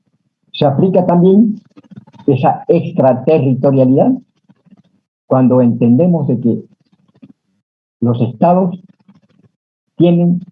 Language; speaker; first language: Spanish; native; Spanish